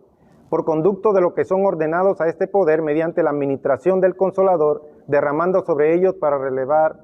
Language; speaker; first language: Spanish; native; Spanish